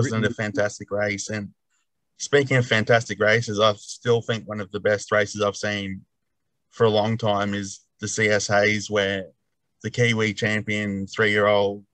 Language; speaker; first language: English; native; English